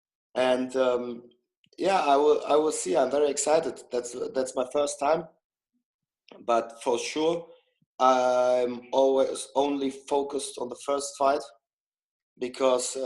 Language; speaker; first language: English; non-native, fluent; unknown